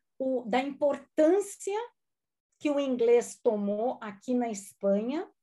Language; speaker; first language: Portuguese; non-native, local second language; German